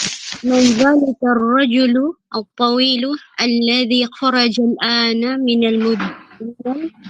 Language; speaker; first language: Arabic; non-native, learner; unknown